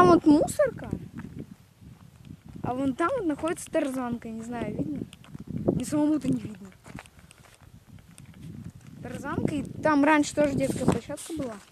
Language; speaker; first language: Russian; native; Russian